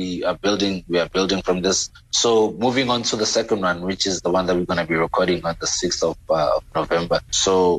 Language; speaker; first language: English; non-native, local second language; Southern Sotho